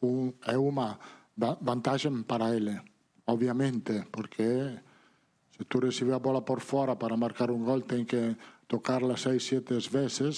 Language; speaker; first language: Portuguese; non-native, learner; Italian